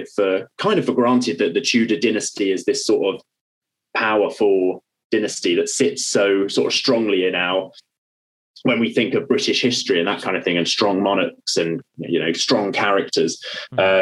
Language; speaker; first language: English; native; English